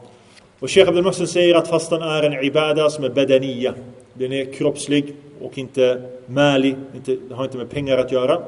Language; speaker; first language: Swedish; early bilingual, other home language; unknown